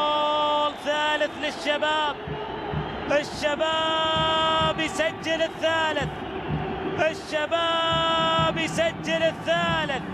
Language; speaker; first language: Arabic; native; Arabic